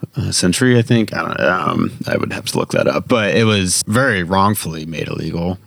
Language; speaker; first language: English; native; English